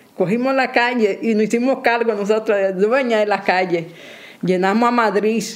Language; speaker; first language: Spanish; native; Spanish